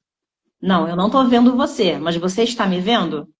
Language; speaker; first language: Portuguese; native; Portuguese